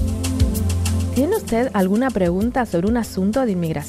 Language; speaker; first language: Spanish; native; Spanish